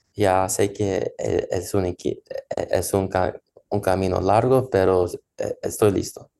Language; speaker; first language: Spanish; early bilingual, heritage; Spanish